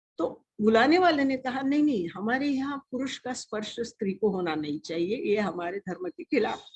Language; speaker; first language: Hindi; non-native, local second language; Marathi